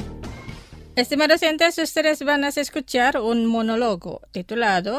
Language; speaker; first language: Spanish; non-native, fluent; Indonesian